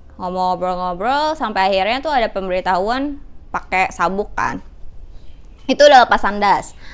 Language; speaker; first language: Indonesian; native; Indonesian